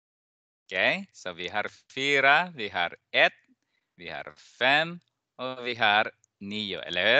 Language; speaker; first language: Swedish; non-native, fluent; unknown